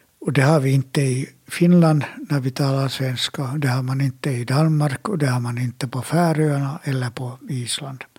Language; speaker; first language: Swedish; native; Swedish